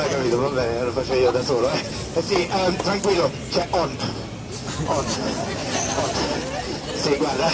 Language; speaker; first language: Italian; non-native, fluent; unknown